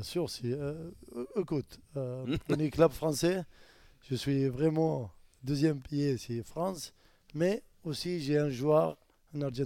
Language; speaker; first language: French; non-native, learner; Arabic